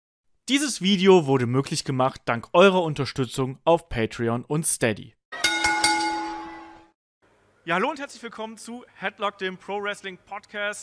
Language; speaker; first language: German; native; German